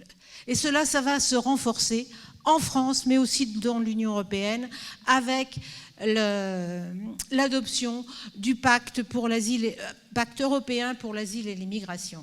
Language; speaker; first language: French; native; French